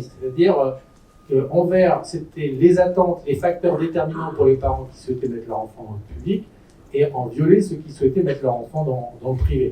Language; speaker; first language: French; native; French